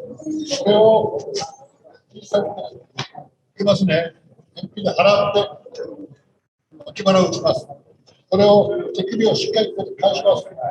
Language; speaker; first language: Japanese; native; Japanese